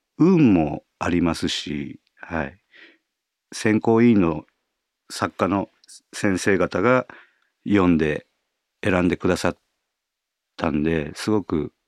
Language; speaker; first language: Japanese; native; Japanese